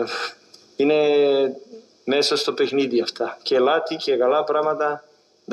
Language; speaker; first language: Greek; non-native, fluent; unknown